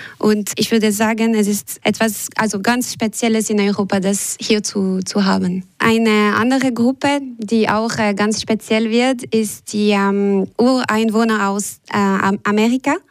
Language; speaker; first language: German; non-native, local second language; French